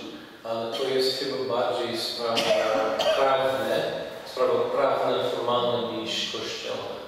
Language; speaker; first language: Polish; non-native, fluent; English